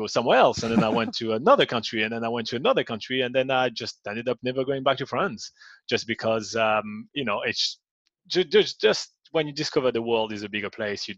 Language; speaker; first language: English; non-native, fluent; French